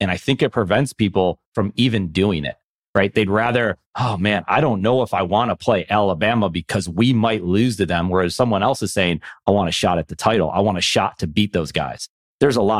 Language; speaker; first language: English; native; English